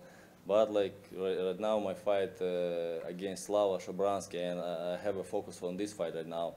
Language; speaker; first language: English; non-native, learner; Russian